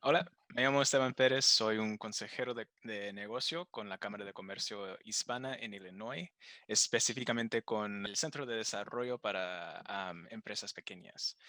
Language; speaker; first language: Spanish; early bilingual, heritage; Spanish